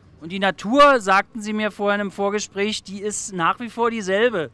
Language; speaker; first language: German; native; German